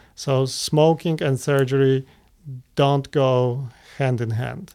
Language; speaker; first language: English; non-native, fluent; Polish